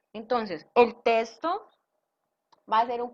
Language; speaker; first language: Spanish; native; Spanish